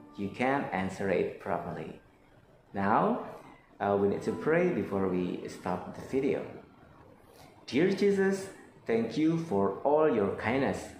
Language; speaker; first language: English; non-native, fluent; Indonesian